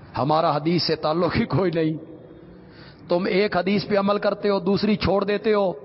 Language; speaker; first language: Urdu; non-native, local second language; Punjabi